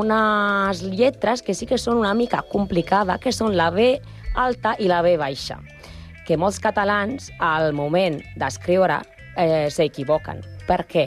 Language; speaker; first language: Catalan; non-native, learner; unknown